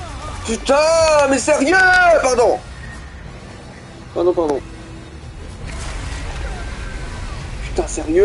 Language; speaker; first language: French; native; French